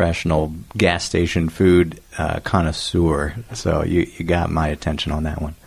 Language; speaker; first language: English; native; English